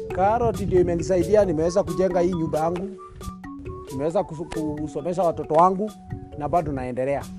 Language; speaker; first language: Swahili; non-native, local second language; Kikuyu